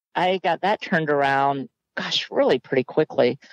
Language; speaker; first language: English; native; English